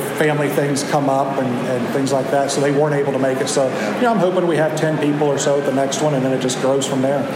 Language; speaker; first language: English; native; English